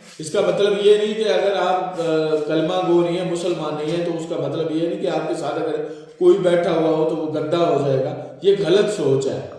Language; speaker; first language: Urdu; non-native, local second language; Punjabi